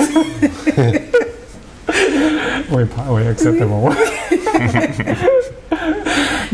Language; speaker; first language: French; non-native, learner; Cantonese